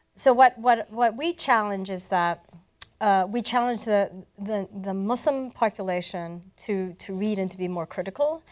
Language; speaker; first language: English; non-native, local second language; Malay